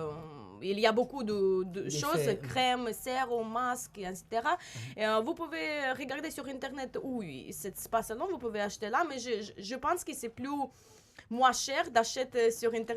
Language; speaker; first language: French; non-native, learner; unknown